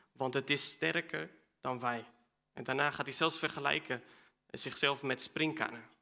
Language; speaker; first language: Dutch; non-native, fluent; Spanish